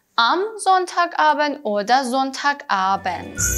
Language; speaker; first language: German; non-native, fluent; Persian